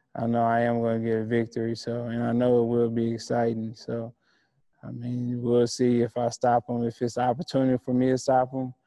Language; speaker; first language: English; native; English